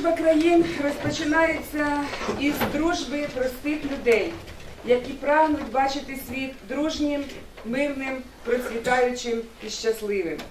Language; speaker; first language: Ukrainian; native; Ukrainian